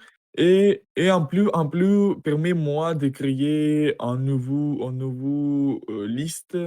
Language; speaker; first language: French; non-native, learner; Russian